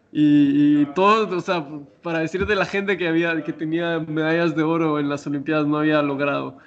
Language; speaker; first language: Spanish; native; Spanish